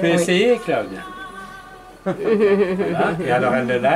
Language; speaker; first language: French; native; French